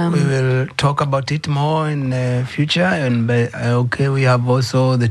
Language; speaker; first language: English; non-native, fluent; Swahili